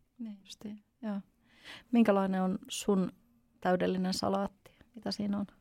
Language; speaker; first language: Finnish; native; Finnish